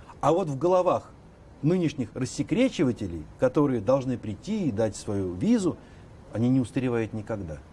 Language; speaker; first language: Russian; native; Russian